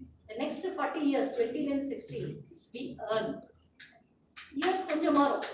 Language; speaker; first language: English; non-native, local second language; Tamil